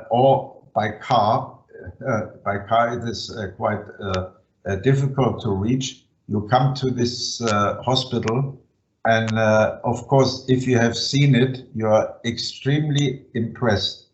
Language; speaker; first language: English; non-native, fluent; German